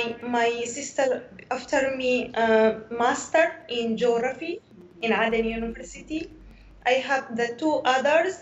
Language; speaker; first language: English; non-native, learner; Arabic